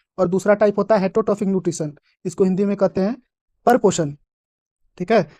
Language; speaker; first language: Hindi; native; Hindi